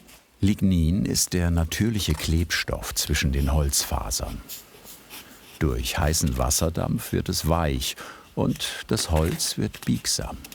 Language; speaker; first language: German; native; German